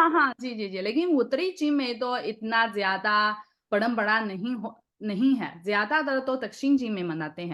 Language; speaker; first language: Hindi; non-native, fluent; Chinese